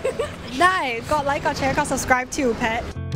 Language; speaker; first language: Thai; non-native, learner; Cantonese